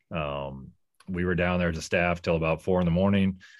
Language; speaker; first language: English; native; English